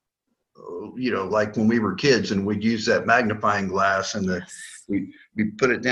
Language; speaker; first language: English; native; English